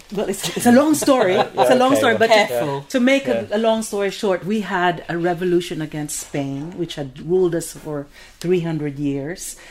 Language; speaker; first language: English; non-native, local second language; Filipino